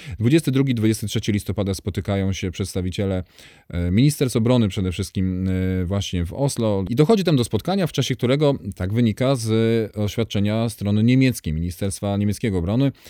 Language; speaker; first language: Polish; native; Polish